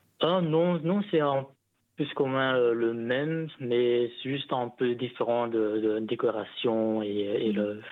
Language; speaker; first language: French; non-native, local second language; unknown